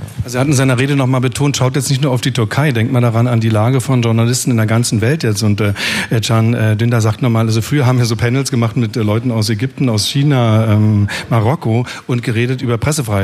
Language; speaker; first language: German; native; German